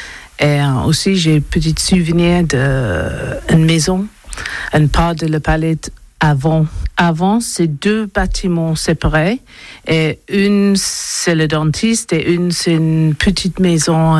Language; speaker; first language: French; non-native, learner; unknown